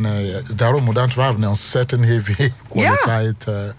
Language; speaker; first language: Dutch; non-native, learner; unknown